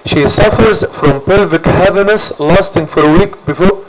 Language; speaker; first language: English; non-native, fluent; Arabic